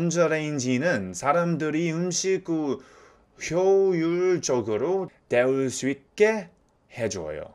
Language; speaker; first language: Korean; non-native, fluent; English